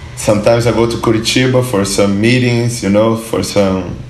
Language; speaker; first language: English; non-native, learner; Portuguese